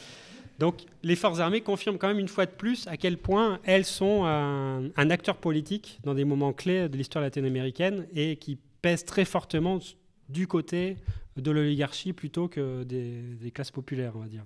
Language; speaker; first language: French; native; French